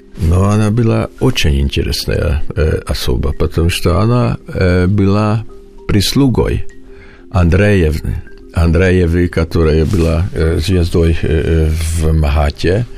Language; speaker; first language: Russian; non-native, learner; Hungarian